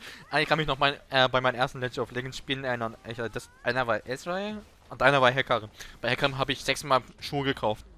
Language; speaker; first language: German; native; German